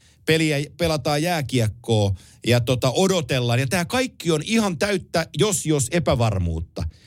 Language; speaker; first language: Finnish; native; Finnish